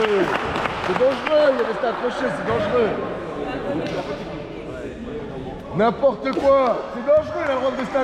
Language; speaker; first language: French; native; French